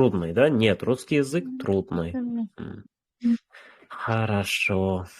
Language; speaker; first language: Russian; non-native, fluent; Uzbek